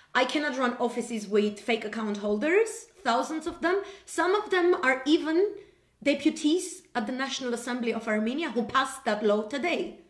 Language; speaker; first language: English; non-native, fluent; Armenian